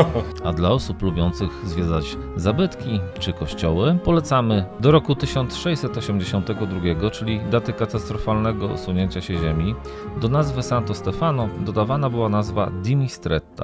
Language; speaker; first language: Polish; native; Polish